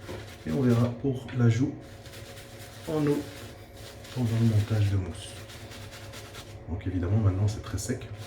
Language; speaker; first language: French; native; French